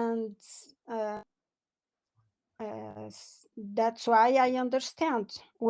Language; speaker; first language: English; non-native, learner; Portuguese